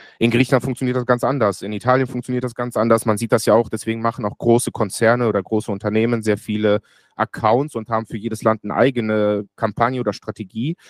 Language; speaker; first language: German; native; German